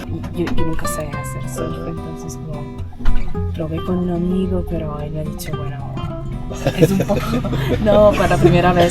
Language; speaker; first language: Spanish; non-native, fluent; Italian